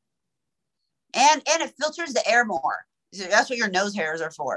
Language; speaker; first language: English; early bilingual, other home language; Persian